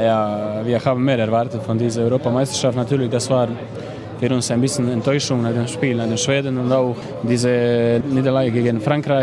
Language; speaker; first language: German; non-native, learner; Croatian